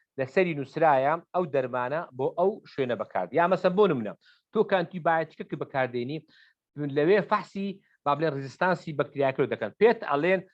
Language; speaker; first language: Central Kurdish; native; Central Kurdish